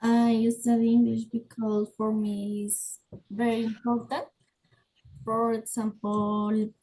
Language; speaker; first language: English; non-native, learner; Spanish